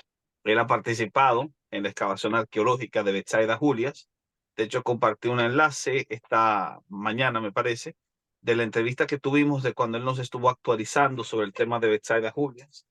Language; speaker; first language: Spanish; native; Spanish